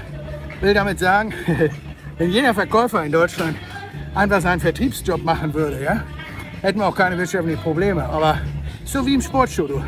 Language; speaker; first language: German; native; German